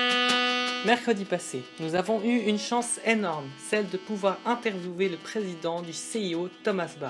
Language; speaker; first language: French; native; French